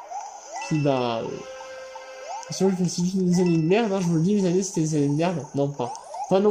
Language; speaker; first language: French; native; French